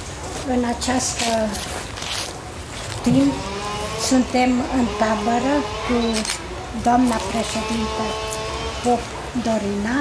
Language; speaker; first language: Romanian; non-native, local second language; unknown